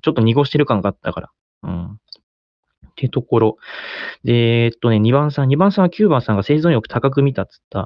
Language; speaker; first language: Japanese; native; Japanese